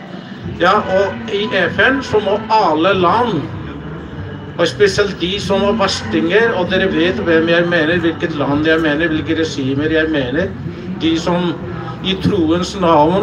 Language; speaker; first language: Norwegian; non-native, fluent; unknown